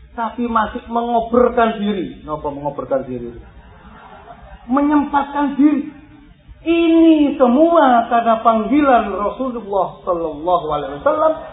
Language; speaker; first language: Indonesian; non-native, local second language; Javanese